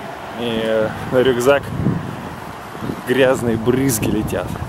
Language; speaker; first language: Russian; native; Russian